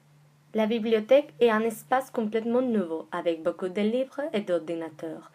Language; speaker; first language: French; non-native, learner; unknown